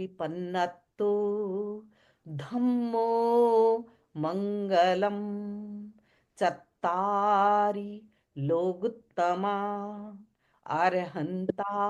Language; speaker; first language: Hindi; native; Hindi